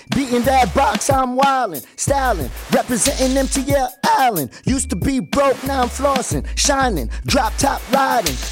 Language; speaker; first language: French; native; French